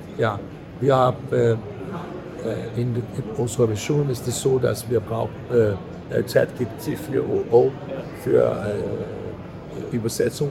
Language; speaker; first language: German; non-native, learner; Danish